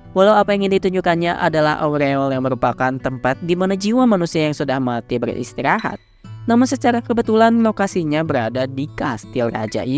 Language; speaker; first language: Indonesian; native; Indonesian